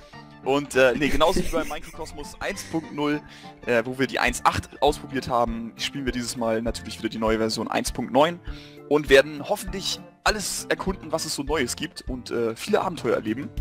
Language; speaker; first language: German; native; German